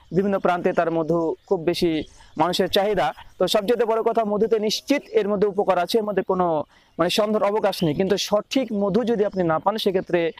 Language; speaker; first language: Bangla; native; Bangla